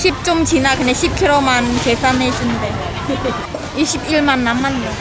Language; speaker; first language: Korean; non-native, learner; Khmer